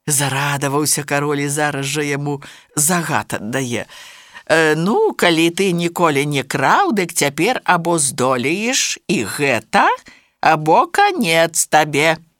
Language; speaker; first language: Belarusian; native; Belarusian